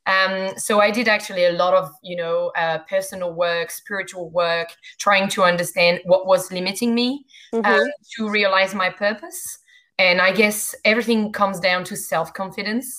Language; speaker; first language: English; non-native, fluent; French